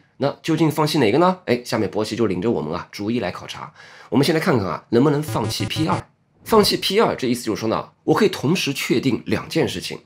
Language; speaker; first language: Chinese; native; Chinese